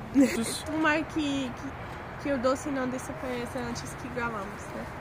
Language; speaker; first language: Portuguese; non-native, fluent; English